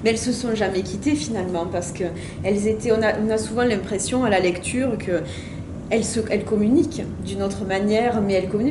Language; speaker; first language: French; native; French